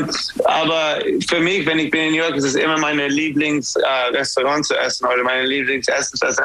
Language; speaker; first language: German; non-native, learner; English